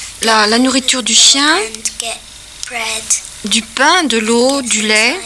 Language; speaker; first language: French; non-native, learner; English